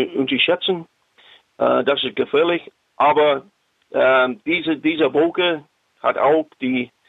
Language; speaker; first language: German; non-native, learner; English